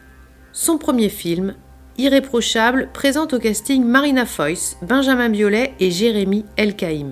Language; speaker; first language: French; native; French